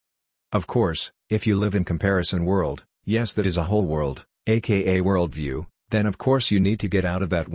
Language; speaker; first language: English; non-native, fluent; Hungarian